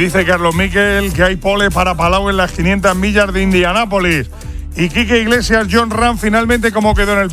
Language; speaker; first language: Spanish; native; Spanish